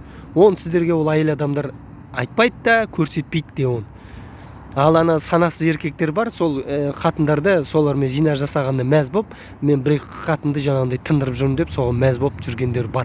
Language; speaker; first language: Kazakh; native; Kazakh